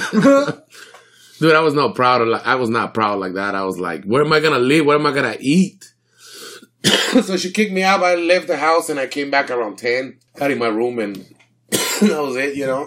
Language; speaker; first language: English; non-native, fluent; Spanish